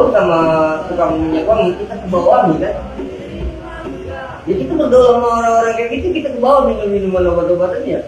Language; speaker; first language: Indonesian; native; Indonesian